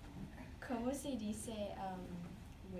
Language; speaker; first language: Spanish; non-native, learner; English